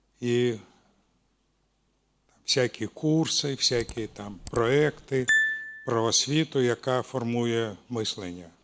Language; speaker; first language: Ukrainian; non-native, local second language; Russian